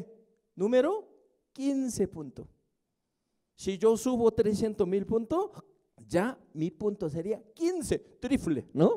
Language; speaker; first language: Spanish; non-native, fluent; Korean